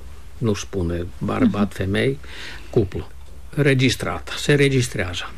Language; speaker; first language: Romanian; non-native, fluent; Finnish